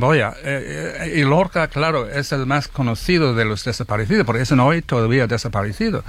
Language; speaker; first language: Spanish; non-native, fluent; English